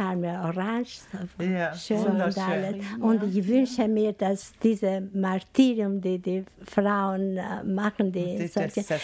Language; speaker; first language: German; non-native, learner; Albanian